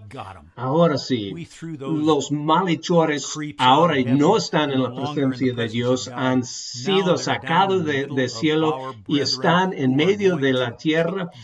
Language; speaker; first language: Spanish; non-native, fluent; English